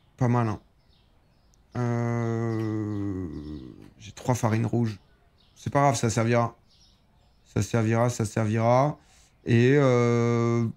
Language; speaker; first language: French; native; French